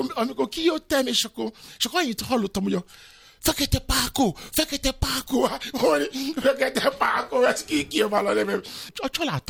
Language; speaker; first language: Hungarian; non-native, fluent; Yoruba